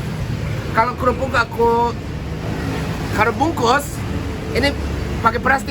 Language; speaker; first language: Indonesian; non-native, fluent; Japanese